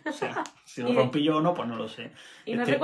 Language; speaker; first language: Spanish; native; Spanish